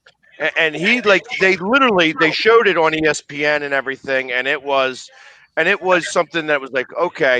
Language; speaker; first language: English; native; English